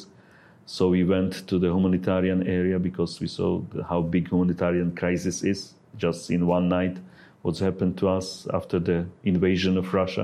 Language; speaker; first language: English; non-native, fluent; Ukrainian